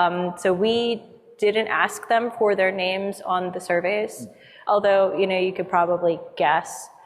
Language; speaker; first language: English; native; English